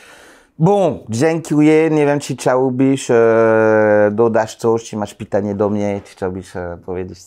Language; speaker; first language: Polish; non-native, learner; French